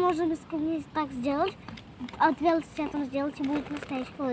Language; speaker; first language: Russian; native; Russian